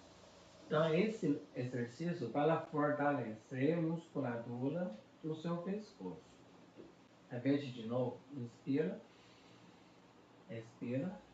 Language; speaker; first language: Portuguese; non-native, fluent; Chinese